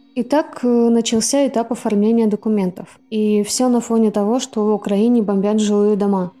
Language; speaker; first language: Russian; native; Russian